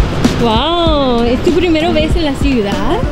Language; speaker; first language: Spanish; non-native, learner; English